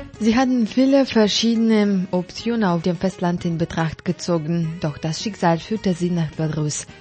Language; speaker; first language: German; non-native, fluent; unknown